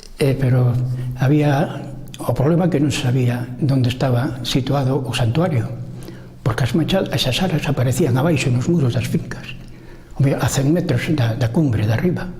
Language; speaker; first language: Galician; native; Galician